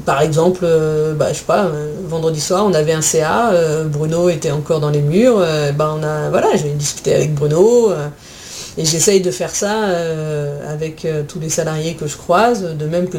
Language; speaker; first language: French; native; French